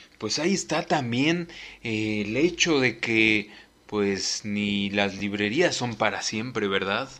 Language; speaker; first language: Spanish; native; Spanish